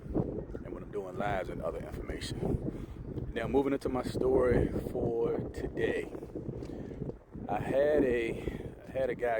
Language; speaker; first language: English; native; English